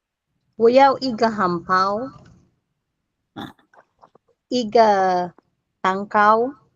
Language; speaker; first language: Chinese; non-native, learner; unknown